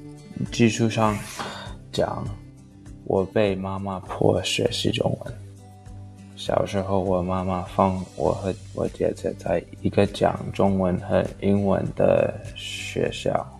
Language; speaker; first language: Chinese; non-native, fluent; English